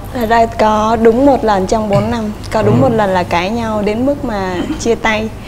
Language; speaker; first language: Vietnamese; native; Vietnamese